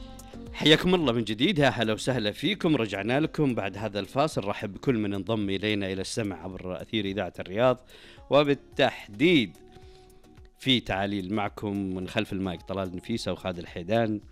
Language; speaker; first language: Arabic; native; Arabic